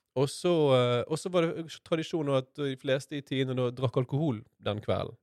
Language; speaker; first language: Norwegian; native; Norwegian